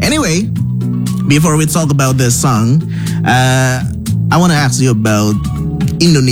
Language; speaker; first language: English; non-native, local second language; Indonesian